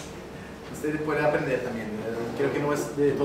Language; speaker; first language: Spanish; non-native, learner; Portuguese